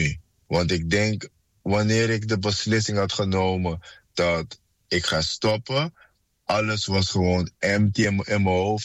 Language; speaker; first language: Dutch; non-native, fluent; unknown